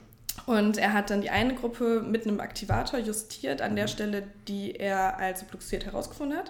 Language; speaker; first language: German; native; German